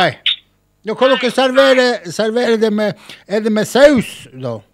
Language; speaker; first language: Norwegian; native; Norwegian